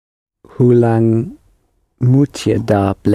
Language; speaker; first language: Dutch; non-native, learner; English